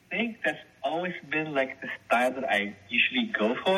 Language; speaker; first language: English; non-native, local second language; Filipino